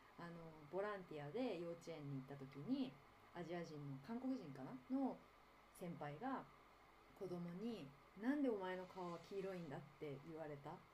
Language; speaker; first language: Japanese; native; Japanese